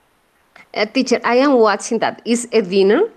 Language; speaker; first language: English; non-native, learner; Spanish